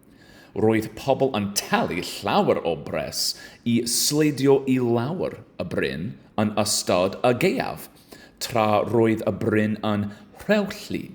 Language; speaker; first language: Welsh; non-native, learner; English